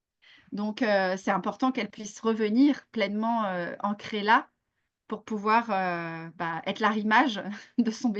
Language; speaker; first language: French; native; French